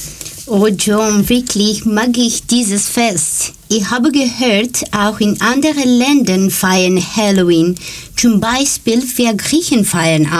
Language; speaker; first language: German; non-native, learner; Greek